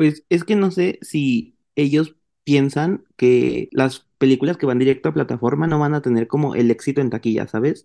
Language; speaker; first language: Spanish; native; Spanish